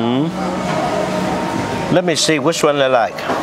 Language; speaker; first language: English; non-native, learner; Vietnamese